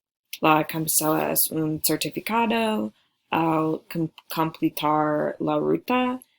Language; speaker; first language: Spanish; non-native, learner; English